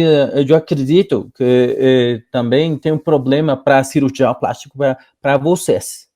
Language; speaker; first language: Portuguese; non-native, fluent; Spanish